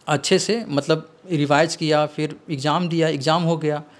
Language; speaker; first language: Hindi; native; Hindi